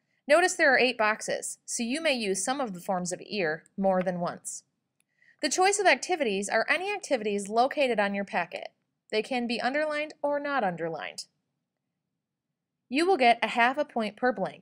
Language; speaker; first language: English; native; English